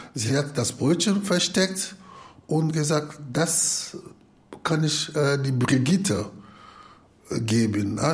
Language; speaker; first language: German; non-native, fluent; Lingala